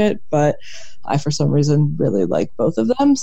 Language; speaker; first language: English; native; English